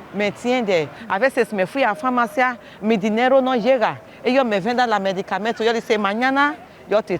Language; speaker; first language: Spanish; non-native, learner; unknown